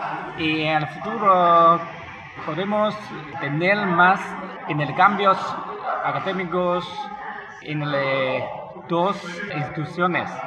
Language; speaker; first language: Spanish; non-native, fluent; Chinese